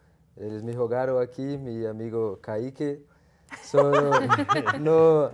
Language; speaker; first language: Spanish; non-native, learner; Portuguese